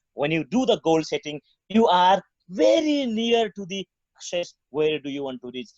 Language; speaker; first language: English; non-native, local second language; Nepali